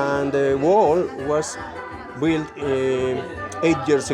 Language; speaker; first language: English; non-native, fluent; Spanish